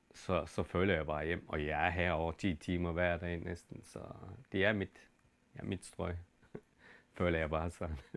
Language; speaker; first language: Danish; non-native, fluent; Turkish